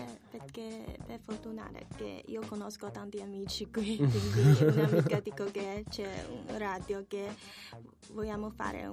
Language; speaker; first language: Italian; non-native, learner; Chinese